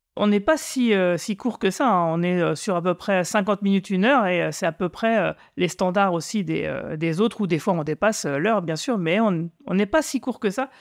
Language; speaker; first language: French; native; French